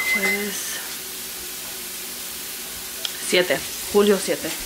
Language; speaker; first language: Spanish; early bilingual, heritage; Spanish